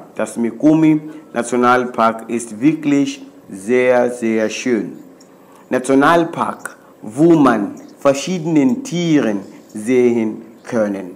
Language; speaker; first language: German; non-native, learner; Swahili